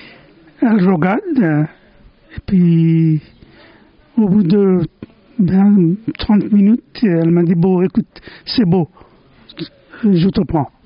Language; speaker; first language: French; non-native, fluent; Bangla